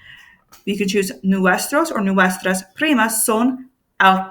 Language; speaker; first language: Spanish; non-native, fluent; English